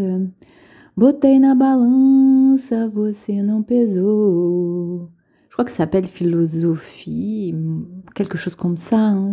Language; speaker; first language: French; non-native, local second language; Portuguese